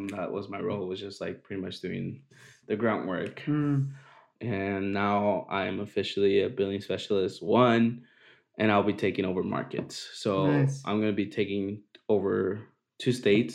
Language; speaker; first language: English; native; English